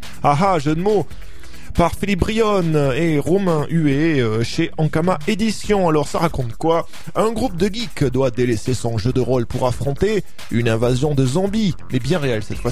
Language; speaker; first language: French; native; French